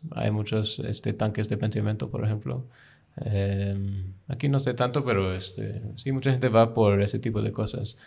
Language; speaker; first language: Spanish; non-native, fluent; English